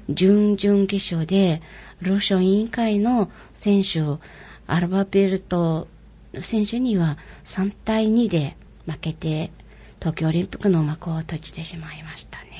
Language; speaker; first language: Japanese; non-native, fluent; Mongolian